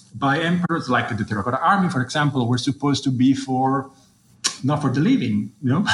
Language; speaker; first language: English; non-native, fluent; Italian